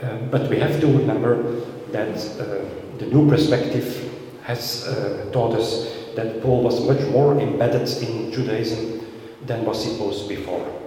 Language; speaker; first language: English; non-native, fluent; Dutch